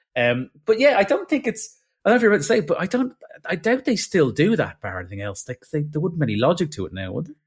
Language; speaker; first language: English; native; English